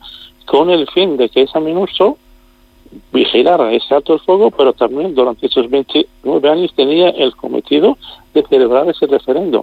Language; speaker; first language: Spanish; non-native, local second language; Arabic